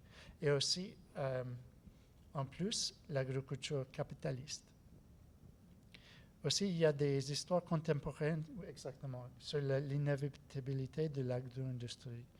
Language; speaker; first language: French; non-native, learner; English